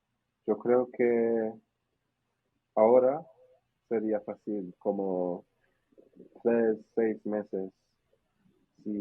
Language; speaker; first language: Spanish; non-native, learner; English